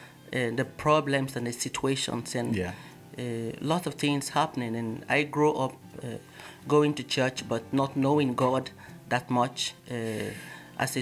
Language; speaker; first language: English; non-native, local second language; Igbo